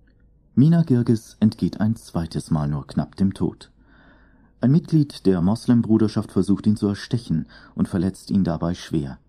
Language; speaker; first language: German; native; German